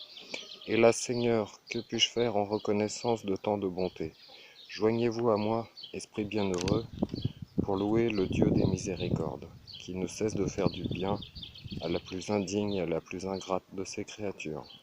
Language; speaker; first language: French; native; French